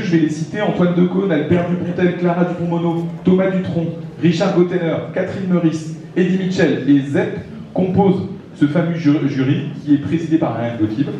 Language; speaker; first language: French; native; French